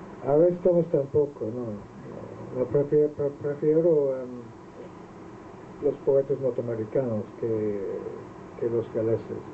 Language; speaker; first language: Spanish; non-native, fluent; Welsh